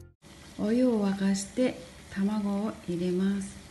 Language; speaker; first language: Japanese; non-native, fluent; Mongolian